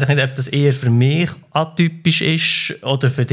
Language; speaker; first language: German; native; German